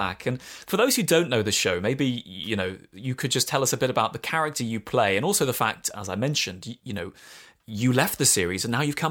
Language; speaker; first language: English; native; English